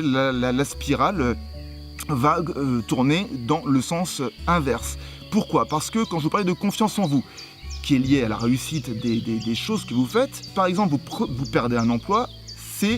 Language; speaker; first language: French; native; French